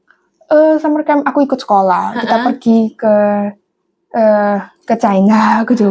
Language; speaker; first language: Indonesian; non-native, local second language; English